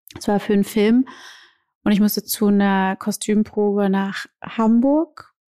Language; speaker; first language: German; early bilingual, other home language; Portuguese